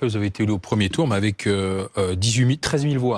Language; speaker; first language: French; native; French